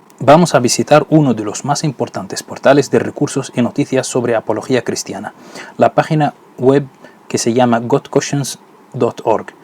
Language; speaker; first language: Spanish; non-native, fluent; Arabic